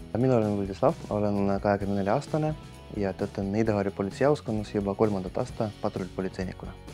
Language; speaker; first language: Estonian; non-native, local second language; Russian